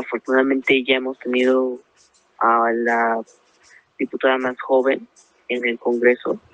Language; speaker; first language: Spanish; native; Spanish